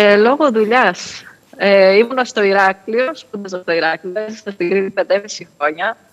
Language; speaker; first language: Greek; native; Greek